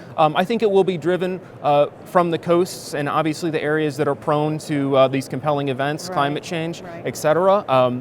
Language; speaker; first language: English; native; English